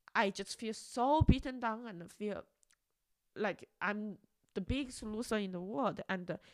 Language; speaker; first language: English; non-native, fluent; Chinese